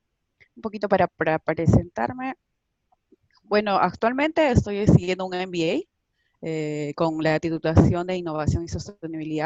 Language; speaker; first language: Spanish; native; Spanish